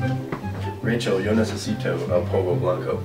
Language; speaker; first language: Spanish; non-native, learner; English